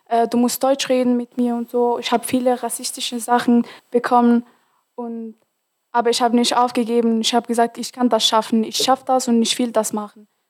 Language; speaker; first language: German; non-native, fluent; Arabic